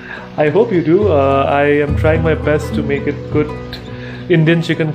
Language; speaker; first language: English; non-native, local second language; Hindi